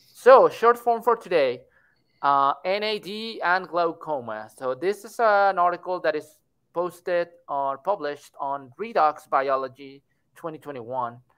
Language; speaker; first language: English; non-native, fluent; Spanish